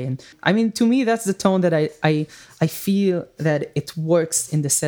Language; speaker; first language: English; non-native, fluent; Hebrew